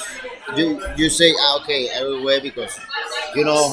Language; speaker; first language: English; non-native, fluent; Spanish